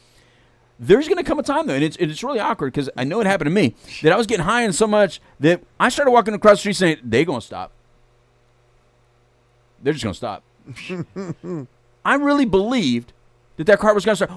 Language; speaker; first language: English; native; English